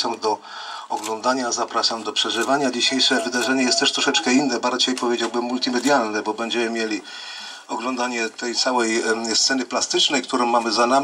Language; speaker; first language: Polish; native; Polish